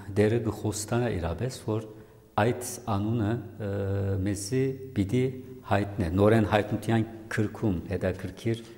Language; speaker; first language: Armenian; native; Armenian